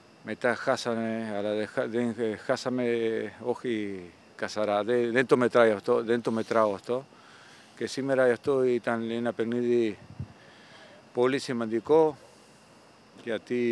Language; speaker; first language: Greek; non-native, fluent; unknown